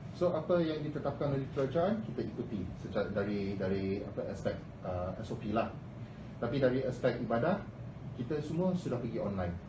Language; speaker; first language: Malay; non-native, local second language; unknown